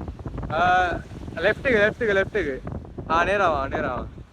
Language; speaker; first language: Tamil; native; Tamil